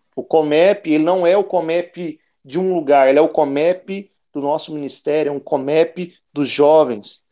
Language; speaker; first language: Portuguese; native; Portuguese